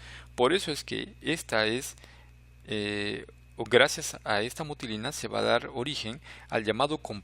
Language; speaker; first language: Spanish; native; Spanish